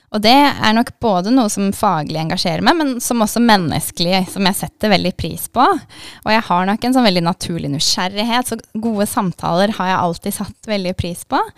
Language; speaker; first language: Norwegian; native; Norwegian